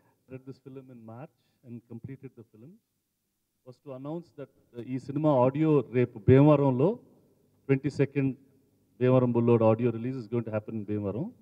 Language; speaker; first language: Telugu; native; Telugu